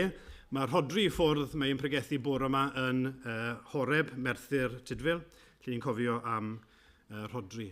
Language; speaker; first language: Welsh; native; Welsh